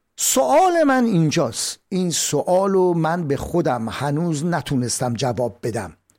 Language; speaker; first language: Persian; native; Persian